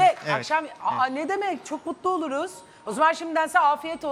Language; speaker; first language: Turkish; native; Turkish